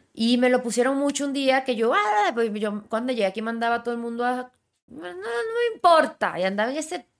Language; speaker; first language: Spanish; native; Spanish